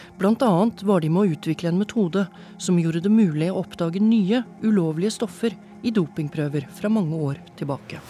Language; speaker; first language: Norwegian; native; Norwegian